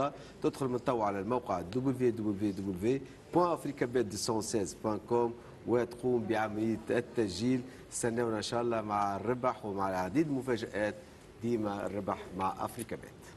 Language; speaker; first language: Arabic; native; Arabic